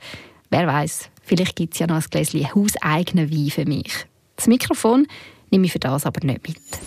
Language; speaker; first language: German; native; German